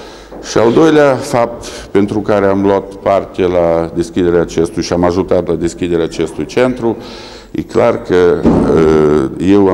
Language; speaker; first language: Romanian; early bilingual, heritage; Romanian